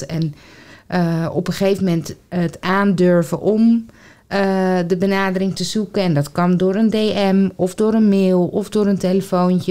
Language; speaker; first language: Dutch; native; Dutch